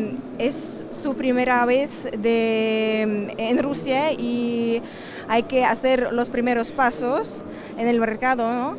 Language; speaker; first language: Spanish; non-native, fluent; Russian